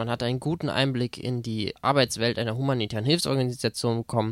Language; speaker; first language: German; native; German